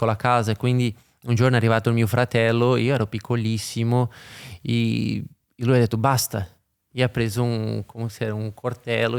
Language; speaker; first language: Italian; non-native, fluent; Portuguese